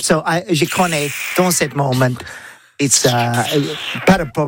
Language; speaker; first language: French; non-native, learner; English